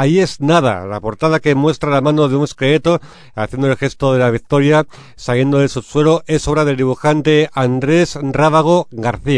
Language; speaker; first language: Spanish; native; Spanish